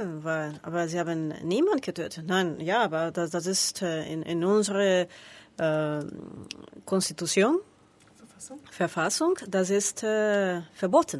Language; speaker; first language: German; non-native, learner; Spanish